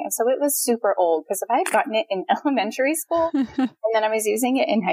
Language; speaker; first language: English; native; English